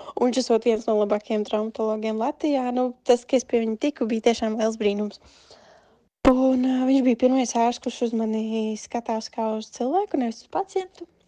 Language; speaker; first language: Latvian; native; Latvian